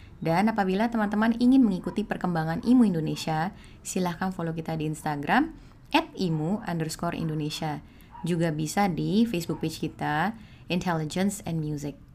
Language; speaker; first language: Indonesian; native; Indonesian